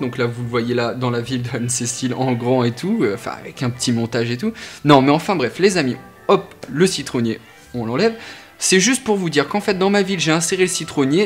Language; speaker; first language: French; native; French